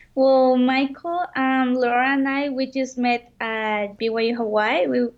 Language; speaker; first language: English; non-native, fluent; Spanish